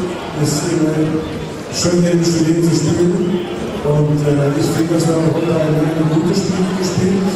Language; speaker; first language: German; non-native, learner; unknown